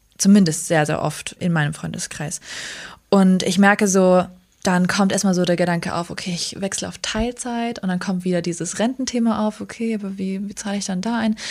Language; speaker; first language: German; early bilingual, other home language; Kurdish